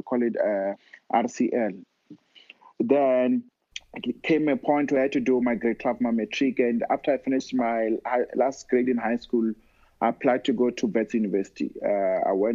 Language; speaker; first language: English; non-native, local second language; Northern Sotho